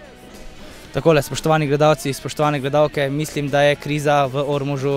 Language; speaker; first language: Slovenian; native; Slovenian